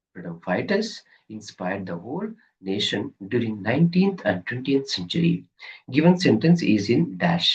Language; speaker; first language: English; non-native, local second language; Kannada